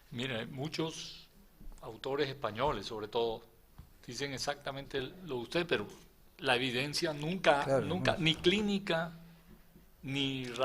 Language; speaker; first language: Spanish; native; Spanish